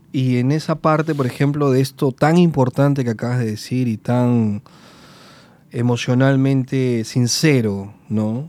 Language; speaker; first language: Spanish; native; Spanish